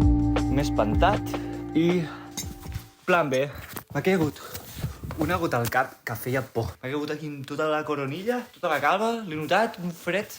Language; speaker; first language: Catalan; native; Catalan